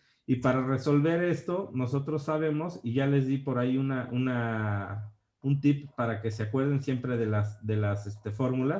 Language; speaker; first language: Spanish; native; Spanish